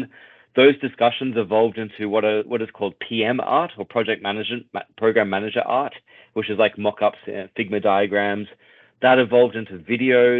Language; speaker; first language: English; native; English